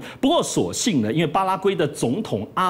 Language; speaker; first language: Chinese; native; Chinese